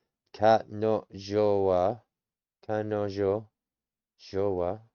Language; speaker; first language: Japanese; non-native, learner; English